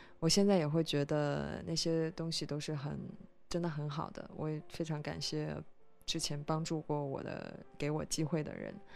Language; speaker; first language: Chinese; native; Chinese